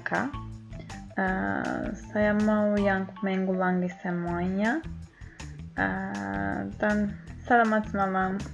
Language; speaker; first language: Indonesian; non-native, learner; Turkish